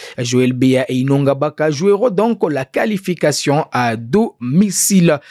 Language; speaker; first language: French; non-native, local second language; Swahili